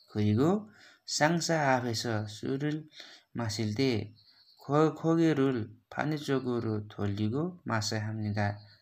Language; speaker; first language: Korean; non-native, learner; Nepali